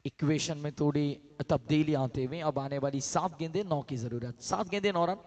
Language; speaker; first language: Hindi; non-native, local second language; Marathi